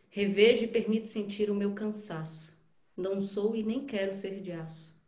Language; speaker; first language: Portuguese; native; Portuguese